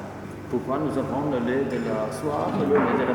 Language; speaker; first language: French; non-native, learner; Italian